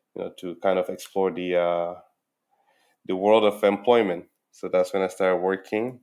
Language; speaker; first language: English; non-native, fluent; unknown